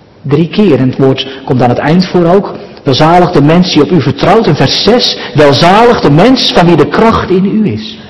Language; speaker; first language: Dutch; native; Dutch